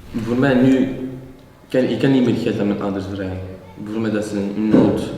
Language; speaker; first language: Dutch; non-native, local second language; French